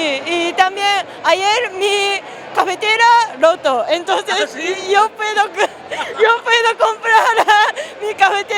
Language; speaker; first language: Spanish; non-native, learner; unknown